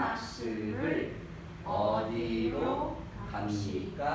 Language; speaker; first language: Korean; non-native, learner; Vietnamese